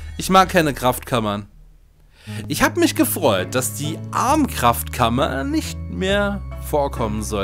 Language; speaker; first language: German; native; German